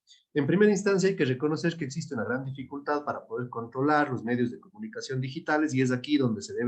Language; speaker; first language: Spanish; native; Spanish